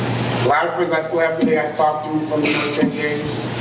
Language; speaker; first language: English; native; English